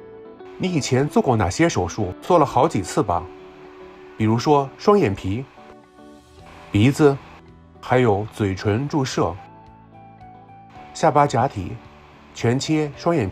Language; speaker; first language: Chinese; native; Chinese